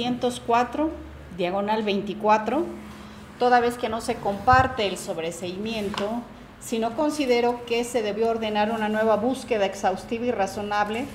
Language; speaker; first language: Spanish; native; Spanish